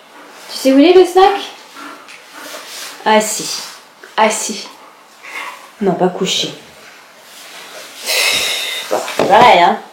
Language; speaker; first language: French; native; French